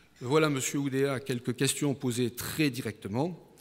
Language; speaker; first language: French; native; French